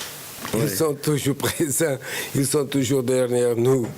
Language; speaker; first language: French; non-native, fluent; Portuguese